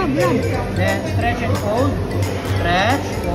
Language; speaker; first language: English; non-native, local second language; Filipino